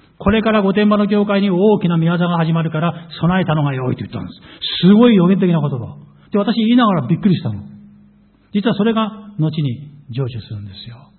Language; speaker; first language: Japanese; native; Japanese